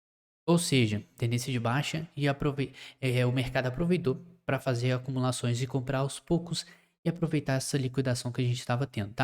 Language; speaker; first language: Portuguese; native; Portuguese